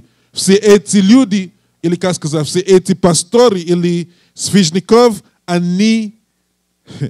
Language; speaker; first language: Russian; non-native, learner; English